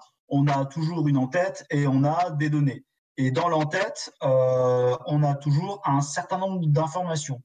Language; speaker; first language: French; native; French